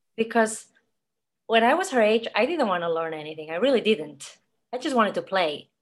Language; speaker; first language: English; non-native, fluent; Spanish